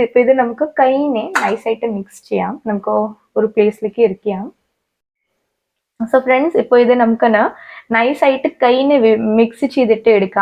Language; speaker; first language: Malayalam; non-native, learner; Hindi